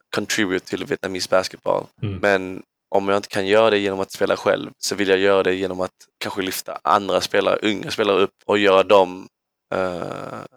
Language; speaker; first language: Swedish; native; Swedish